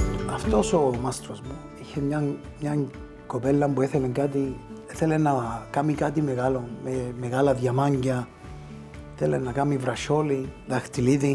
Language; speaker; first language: Greek; early bilingual, heritage; Greek